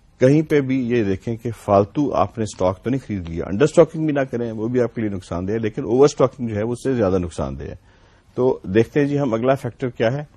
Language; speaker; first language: Urdu; non-native, local second language; Punjabi